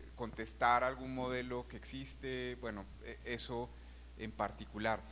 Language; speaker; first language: Spanish; native; Spanish